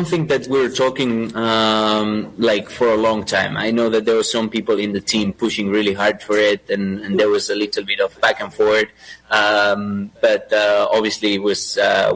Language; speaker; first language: English; non-native, fluent; Spanish